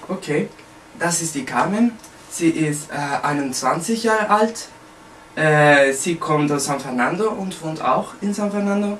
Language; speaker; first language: German; non-native, learner; Spanish